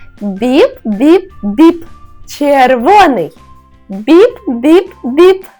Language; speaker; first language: Ukrainian; native; Ukrainian